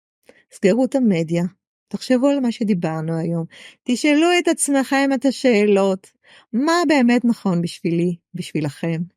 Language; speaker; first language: Hebrew; native; Hebrew